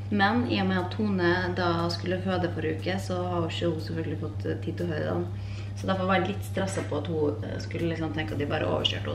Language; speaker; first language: Norwegian; native; Norwegian